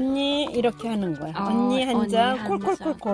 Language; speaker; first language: Korean; native; Korean